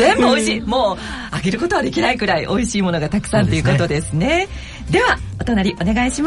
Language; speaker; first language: Japanese; native; Japanese